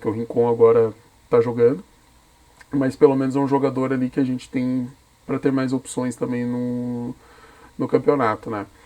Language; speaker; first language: Portuguese; native; Portuguese